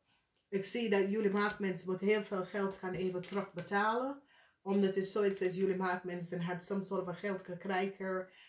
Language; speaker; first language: Dutch; non-native, fluent; English